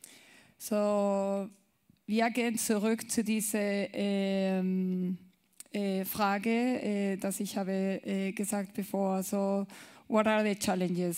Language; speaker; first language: German; non-native, learner; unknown